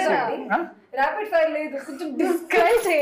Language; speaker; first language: Telugu; non-native, learner; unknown